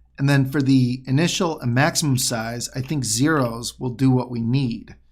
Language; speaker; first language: English; native; English